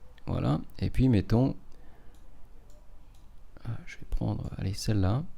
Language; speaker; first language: French; native; French